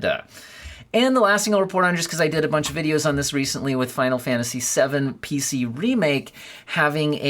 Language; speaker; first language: English; native; English